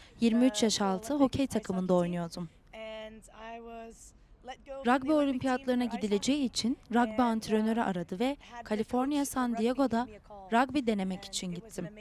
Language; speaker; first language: Turkish; non-native, learner; English